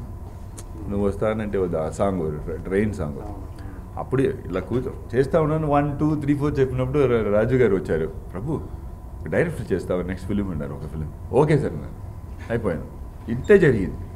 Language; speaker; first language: Telugu; non-native, learner; Tamil